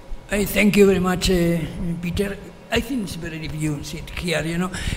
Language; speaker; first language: English; non-native, fluent; Spanish